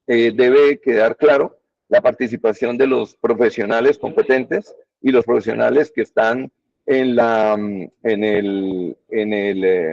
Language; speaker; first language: Spanish; native; Spanish